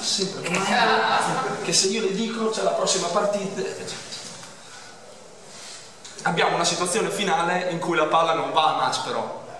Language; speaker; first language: Italian; native; Italian